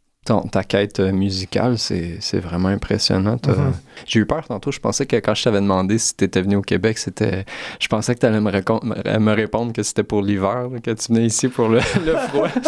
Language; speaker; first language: French; native; French